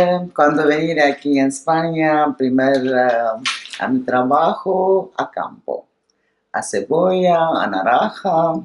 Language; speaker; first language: Spanish; non-native, learner; Romanian